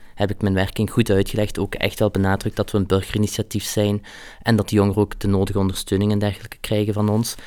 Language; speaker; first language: Dutch; native; Dutch